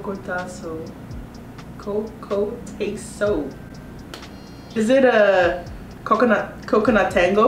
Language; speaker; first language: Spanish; non-native, learner; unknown